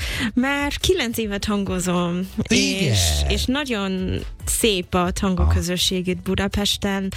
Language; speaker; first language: Hungarian; non-native, fluent; English